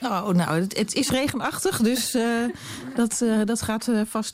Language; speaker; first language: Dutch; native; Dutch